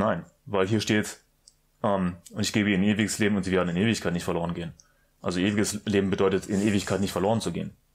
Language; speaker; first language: German; native; German